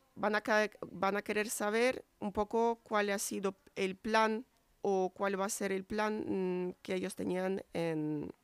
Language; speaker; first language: Spanish; non-native, fluent; Ukrainian